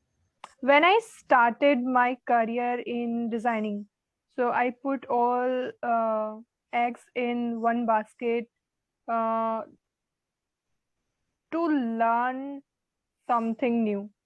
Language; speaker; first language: English; non-native, learner; Hindi